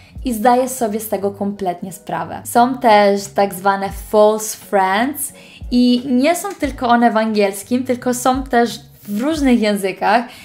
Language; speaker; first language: Polish; early bilingual, heritage; Polish